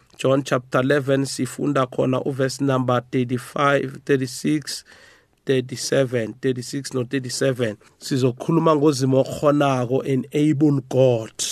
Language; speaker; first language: Zulu; non-native, local second language; South Ndebele